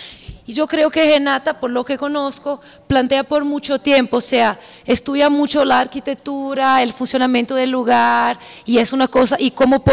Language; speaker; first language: Spanish; non-native, fluent; German